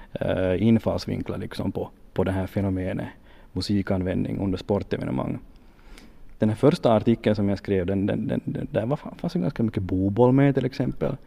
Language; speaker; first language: Swedish; native; Swedish